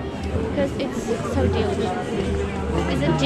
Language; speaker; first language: English; non-native, learner; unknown